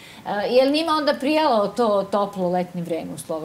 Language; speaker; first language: Serbian; native; Serbian